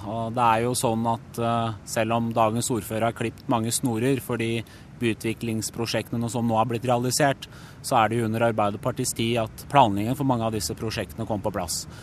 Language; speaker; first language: Norwegian; early bilingual, other home language; Persian